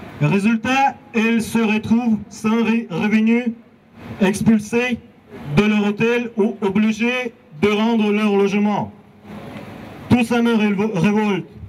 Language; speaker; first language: French; non-native, learner; Russian